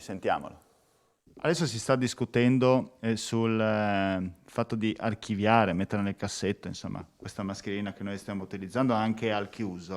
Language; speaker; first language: Italian; native; Italian